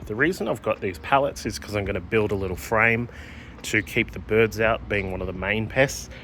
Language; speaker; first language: English; native; English